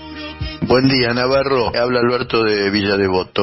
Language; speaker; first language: Spanish; native; Spanish